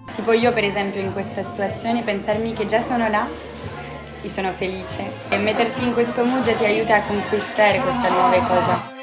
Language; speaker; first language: Italian; non-native, fluent; French